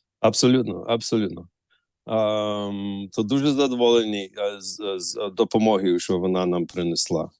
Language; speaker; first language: Ukrainian; early bilingual, heritage; Ukrainian